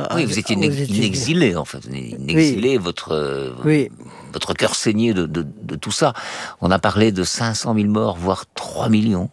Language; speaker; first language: French; native; French